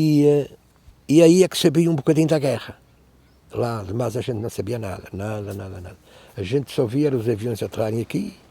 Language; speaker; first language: Portuguese; native; Portuguese